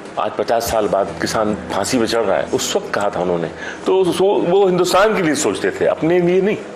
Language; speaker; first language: Hindi; native; Hindi